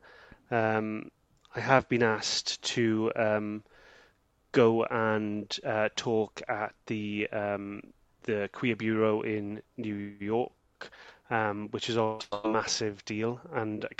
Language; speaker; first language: English; native; English